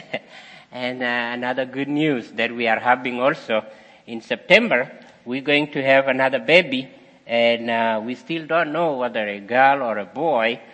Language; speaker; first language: English; non-native, fluent; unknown